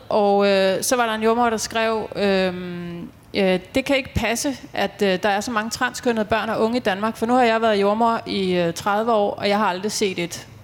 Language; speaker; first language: Danish; native; Danish